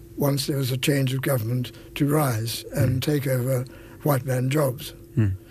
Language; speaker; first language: English; native; English